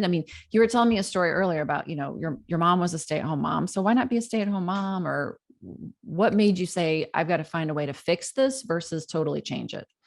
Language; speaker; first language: English; native; English